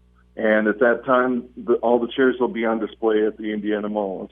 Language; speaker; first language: English; native; English